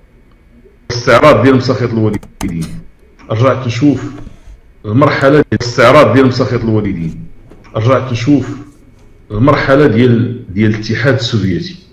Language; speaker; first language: Arabic; native; Arabic